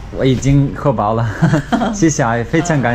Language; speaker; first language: Chinese; non-native, learner; Turkmen